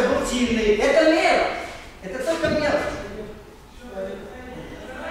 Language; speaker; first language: Russian; non-native, learner; Serbian